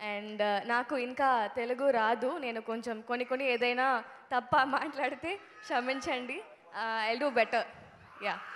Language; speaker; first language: Telugu; non-native, learner; Tamil